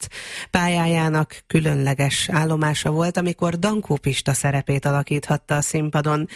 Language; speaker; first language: Hungarian; native; Hungarian